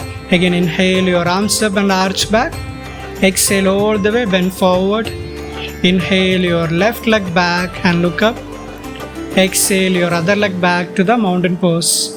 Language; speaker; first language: English; non-native, local second language; Malayalam